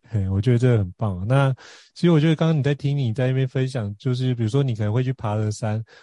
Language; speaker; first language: Chinese; native; Chinese